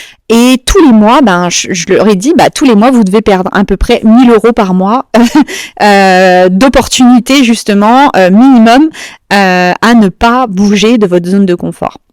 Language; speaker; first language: French; native; French